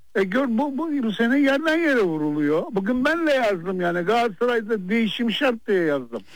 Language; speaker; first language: Turkish; native; Turkish